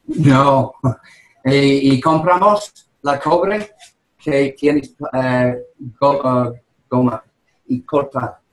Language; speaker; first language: Spanish; non-native, learner; English